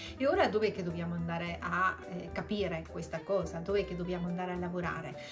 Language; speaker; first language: Italian; early bilingual, other home language; Spanish